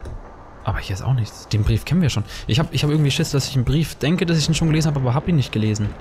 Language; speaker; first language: German; native; German